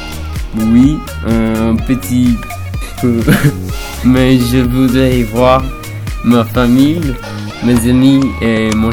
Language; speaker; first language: French; non-native, learner; English